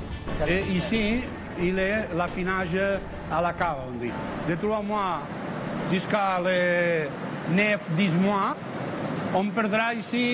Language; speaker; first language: French; non-native, learner; Spanish